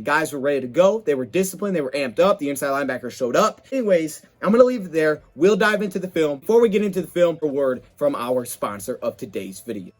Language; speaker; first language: English; native; English